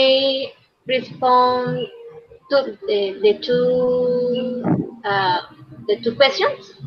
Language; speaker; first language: English; non-native, learner; Spanish